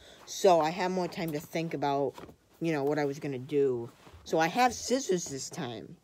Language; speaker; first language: English; native; English